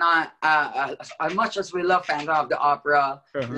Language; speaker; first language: English; non-native, local second language; Filipino